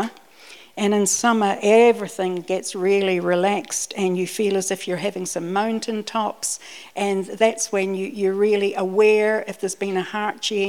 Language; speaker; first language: English; native; English